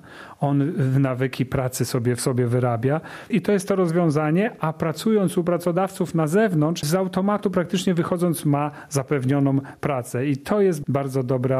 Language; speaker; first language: Polish; native; Polish